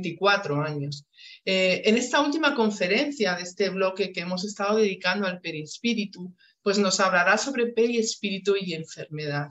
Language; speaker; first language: Spanish; native; Spanish